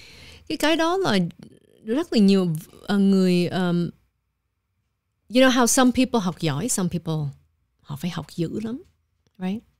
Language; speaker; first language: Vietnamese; early bilingual, heritage; Vietnamese